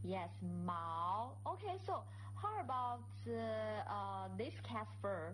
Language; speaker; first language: English; non-native, fluent; Chinese